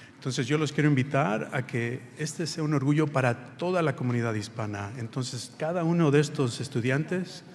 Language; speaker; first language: Spanish; early bilingual, heritage; Spanish